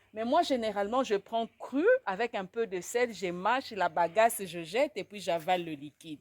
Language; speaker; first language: French; non-native, local second language; Swahili